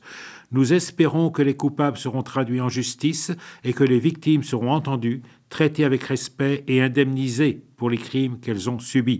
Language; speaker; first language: French; native; French